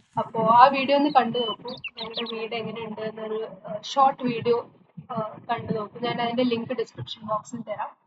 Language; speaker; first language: Malayalam; early bilingual, heritage; Malayalam